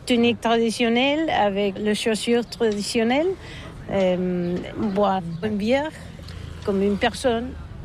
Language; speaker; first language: French; non-native, learner; Catalan